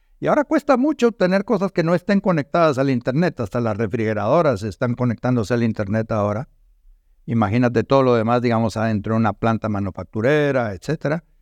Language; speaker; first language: Spanish; native; Spanish